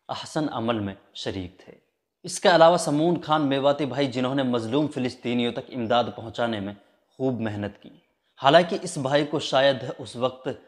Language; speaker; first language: Hindi; native; Hindi